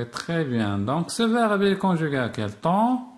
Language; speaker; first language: French; non-native, local second language; Arabic